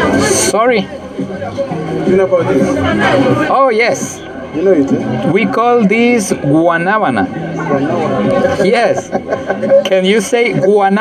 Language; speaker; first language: English; non-native, learner; Spanish